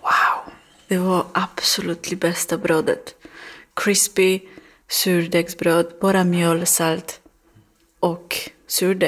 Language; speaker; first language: Swedish; non-native, learner; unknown